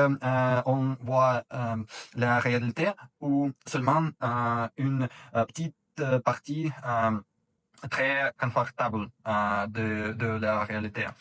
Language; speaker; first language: French; non-native, fluent; Russian